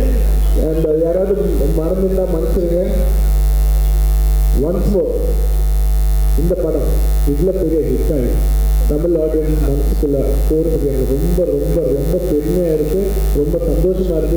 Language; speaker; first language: Tamil; non-native, local second language; Telugu